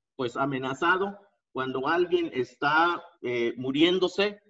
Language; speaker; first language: Spanish; native; Spanish